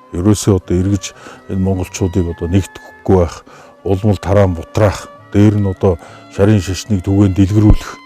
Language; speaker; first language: Mongolian; native; Mongolian